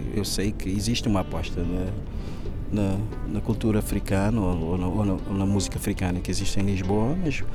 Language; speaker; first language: Portuguese; non-native, local second language; Kabuverdianu